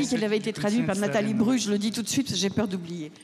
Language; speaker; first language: French; native; French